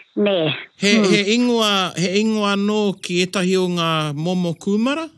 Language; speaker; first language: Māori; non-native, local second language; English